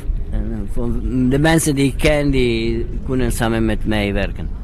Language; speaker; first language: Dutch; non-native, learner; Italian